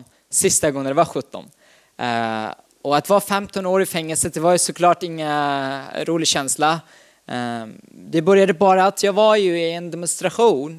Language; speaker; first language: Swedish; non-native, fluent; Arabic